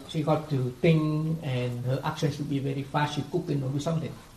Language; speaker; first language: English; non-native, fluent; Vietnamese